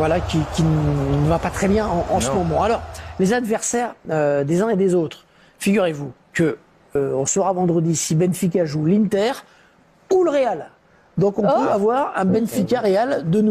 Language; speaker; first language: French; native; French